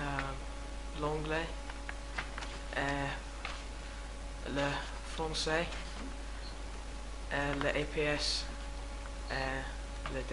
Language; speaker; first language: French; non-native, learner; English